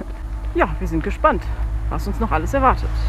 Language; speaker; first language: German; native; German